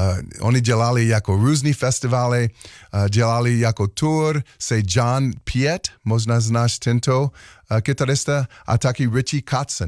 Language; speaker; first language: Czech; non-native, learner; English